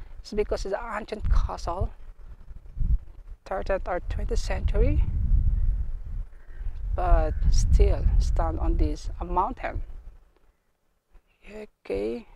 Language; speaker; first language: English; non-native, learner; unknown